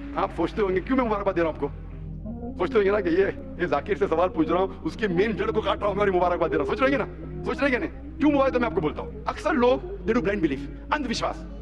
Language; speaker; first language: Hindi; non-native, local second language; Konkani